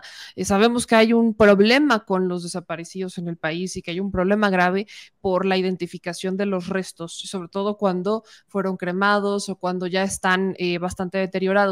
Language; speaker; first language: Spanish; native; Spanish